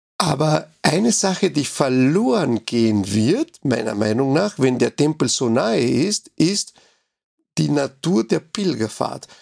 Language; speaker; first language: German; non-native, fluent; Spanish